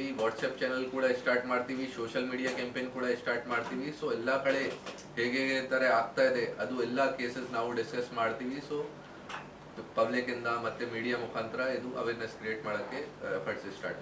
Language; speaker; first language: Kannada; non-native, learner; Hindi